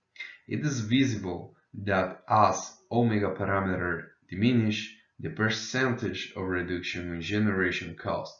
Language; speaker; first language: English; non-native, fluent; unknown